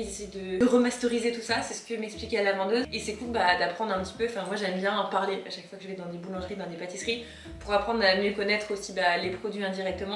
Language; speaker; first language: French; native; French